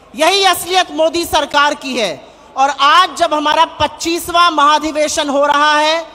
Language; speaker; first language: Hindi; native; Hindi